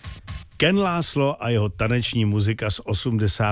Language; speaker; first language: Czech; native; Czech